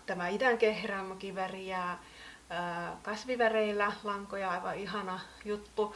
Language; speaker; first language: Finnish; native; Finnish